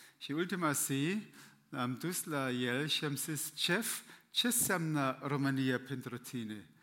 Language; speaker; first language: Romanian; non-native, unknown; German